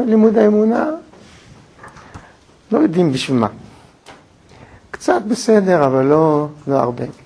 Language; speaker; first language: Hebrew; native; Hebrew